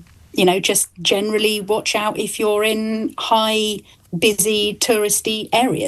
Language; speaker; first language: English; native; English